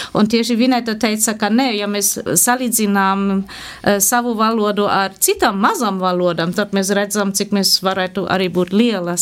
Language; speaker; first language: Latvian; non-native, fluent; German